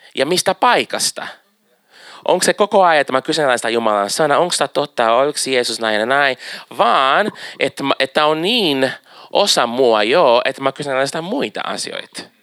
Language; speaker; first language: Finnish; non-native, fluent; Portuguese